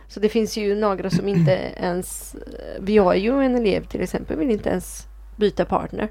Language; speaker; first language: Swedish; non-native, fluent; Italian